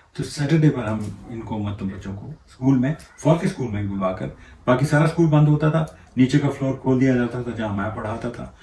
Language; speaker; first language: Urdu; non-native, local second language; Punjabi